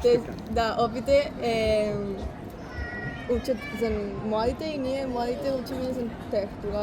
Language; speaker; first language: Bulgarian; early bilingual, heritage; Bulgarian